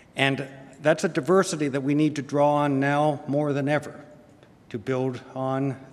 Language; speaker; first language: English; native; English